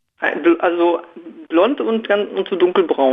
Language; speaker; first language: German; native; German